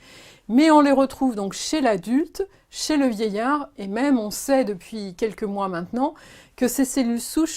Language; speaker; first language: French; native; French